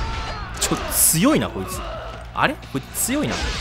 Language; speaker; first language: Japanese; native; Japanese